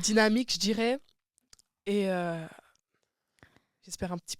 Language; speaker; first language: French; native; French